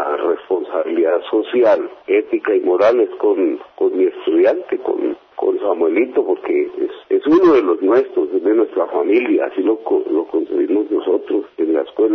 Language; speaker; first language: Spanish; native; Spanish